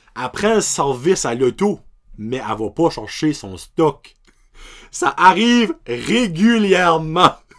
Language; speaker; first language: French; native; French